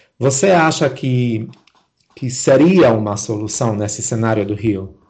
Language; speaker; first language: Portuguese; non-native, fluent; Polish